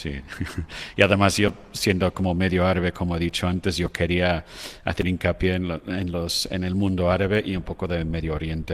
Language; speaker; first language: Spanish; non-native, fluent; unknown